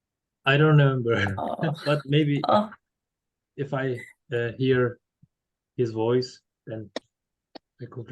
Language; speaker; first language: English; non-native, learner; Turkish